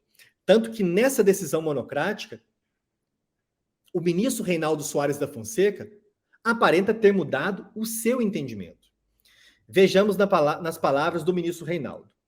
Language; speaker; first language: Portuguese; native; Portuguese